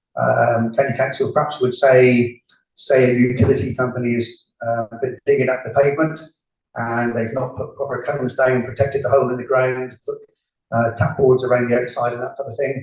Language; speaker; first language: English; native; English